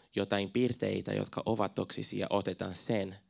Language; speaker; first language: Finnish; non-native, fluent; Portuguese